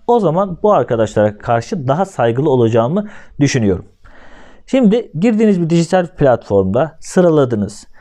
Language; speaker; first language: Turkish; native; Turkish